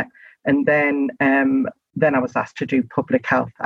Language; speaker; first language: English; native; English